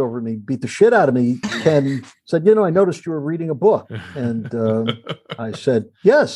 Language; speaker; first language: English; native; English